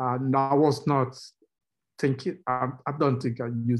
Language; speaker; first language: English; non-native, local second language; Igbo